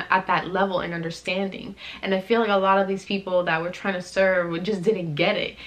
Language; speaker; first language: English; native; English